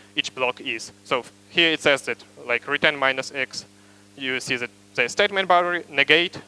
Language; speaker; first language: English; non-native, fluent; Ukrainian